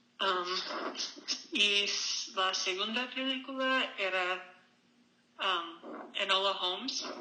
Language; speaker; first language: Spanish; non-native, learner; English